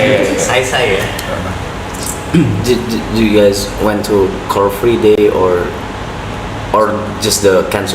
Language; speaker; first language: English; non-native, fluent; Indonesian